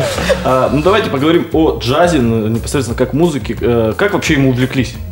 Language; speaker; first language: Russian; native; Russian